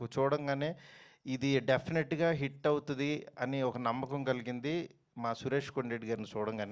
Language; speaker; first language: Telugu; native; Telugu